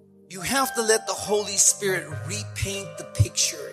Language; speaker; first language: English; early bilingual, other home language; Spanish